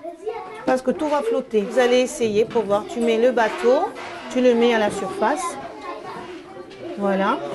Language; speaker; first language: French; native; French